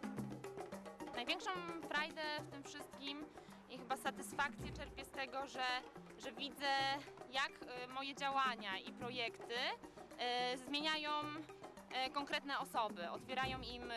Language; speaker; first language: Polish; native; Polish